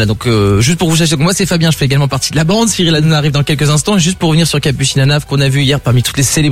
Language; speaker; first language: French; native; French